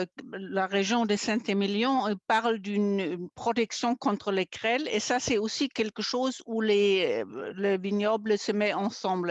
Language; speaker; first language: French; non-native, fluent; German